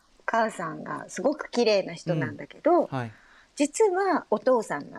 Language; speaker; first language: Japanese; native; Japanese